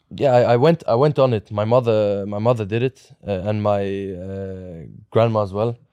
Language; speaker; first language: English; non-native, fluent; Norwegian